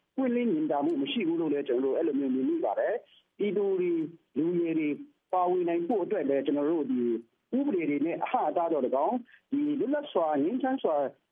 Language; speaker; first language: Burmese; non-native, local second language; Kachin